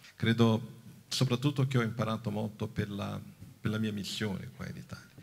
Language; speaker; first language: Italian; non-native, fluent; Portuguese